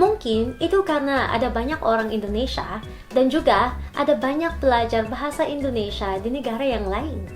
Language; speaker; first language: Indonesian; non-native, learner; Filipino